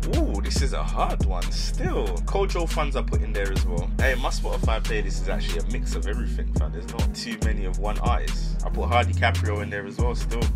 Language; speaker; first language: English; native; English